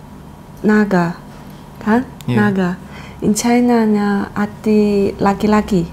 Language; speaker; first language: Indonesian; non-native, learner; Chinese